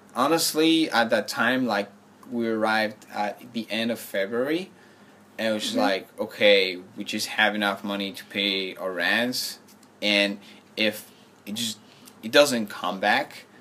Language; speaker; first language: English; non-native, fluent; French